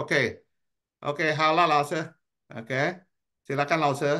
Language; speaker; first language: Indonesian; native; Indonesian